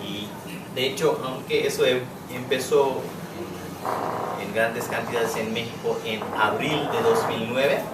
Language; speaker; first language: Spanish; non-native, fluent; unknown